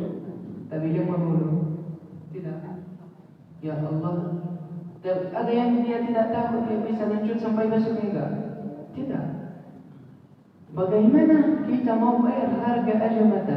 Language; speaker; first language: Indonesian; non-native, fluent; Arabic